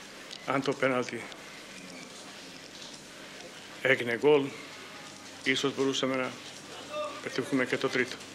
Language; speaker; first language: Greek; non-native, fluent; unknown